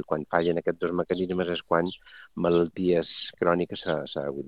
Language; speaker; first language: Catalan; native; Catalan